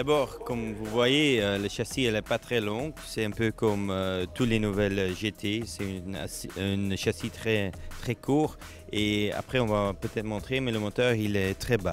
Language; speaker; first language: French; non-native, fluent; Dutch